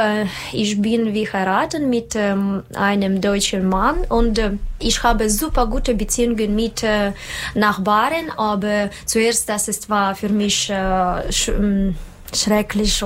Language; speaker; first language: German; non-native, learner; Russian